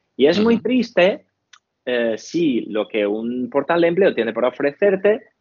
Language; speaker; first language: Spanish; non-native, fluent; Portuguese